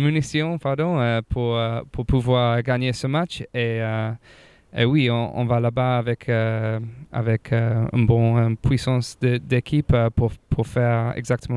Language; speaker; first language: French; non-native, fluent; English